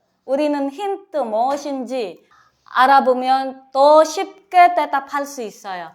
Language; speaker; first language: Korean; non-native, learner; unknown